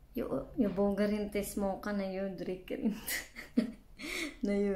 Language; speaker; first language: Swedish; non-native, learner; Filipino